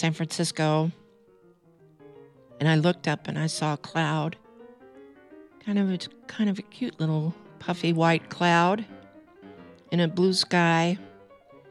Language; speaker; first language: English; native; English